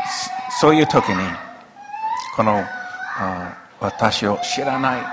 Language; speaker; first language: Japanese; non-native, local second language; English